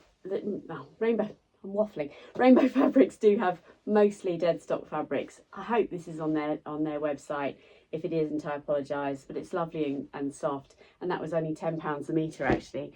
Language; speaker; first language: English; native; English